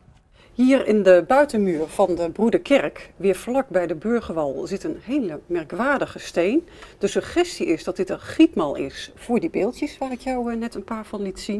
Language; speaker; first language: Dutch; native; Dutch